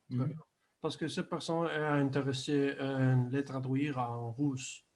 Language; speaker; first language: French; non-native, fluent; Spanish